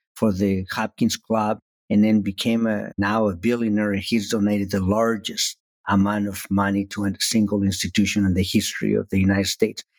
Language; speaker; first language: English; non-native, fluent; Spanish